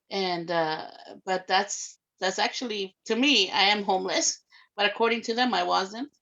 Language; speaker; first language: English; early bilingual, other home language; Spanish